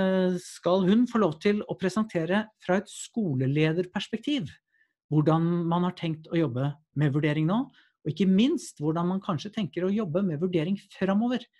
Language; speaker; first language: Norwegian; native; Norwegian